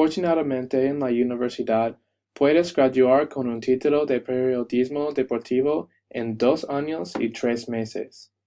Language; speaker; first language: Spanish; non-native, learner; English